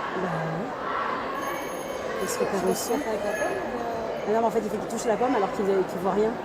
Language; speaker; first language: French; native; French